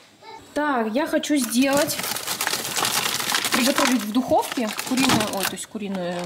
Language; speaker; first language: Russian; native; Russian